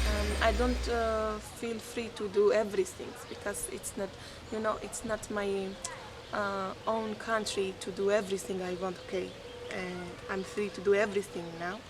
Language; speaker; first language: English; non-native, fluent; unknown